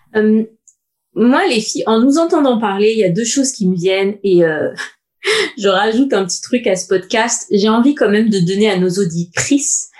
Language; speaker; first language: French; native; French